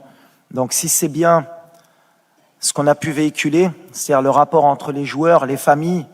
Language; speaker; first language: French; native; French